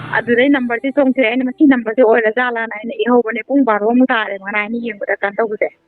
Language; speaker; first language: Manipuri; native; Manipuri